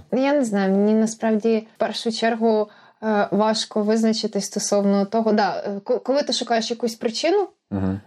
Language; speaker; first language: Ukrainian; native; Ukrainian